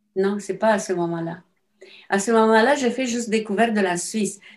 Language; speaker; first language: French; non-native, fluent; Romanian